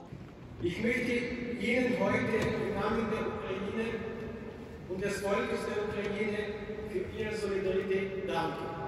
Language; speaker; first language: German; non-native, fluent; Ukrainian